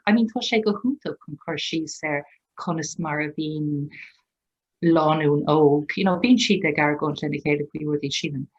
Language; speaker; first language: Irish; non-native, local second language; English